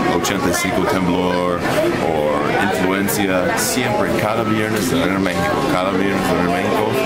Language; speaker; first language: Spanish; non-native, fluent; English